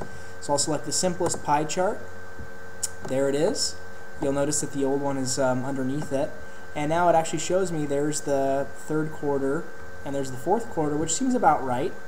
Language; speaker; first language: English; native; English